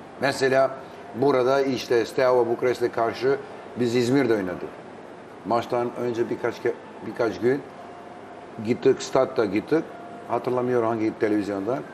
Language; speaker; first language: Turkish; non-native, fluent; Albanian